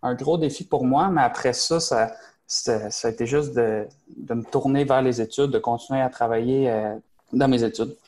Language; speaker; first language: French; native; French